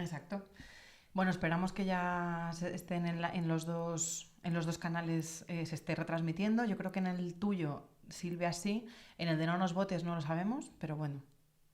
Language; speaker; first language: Spanish; native; Spanish